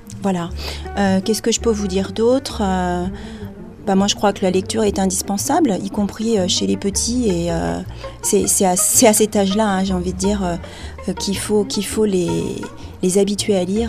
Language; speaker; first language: French; native; French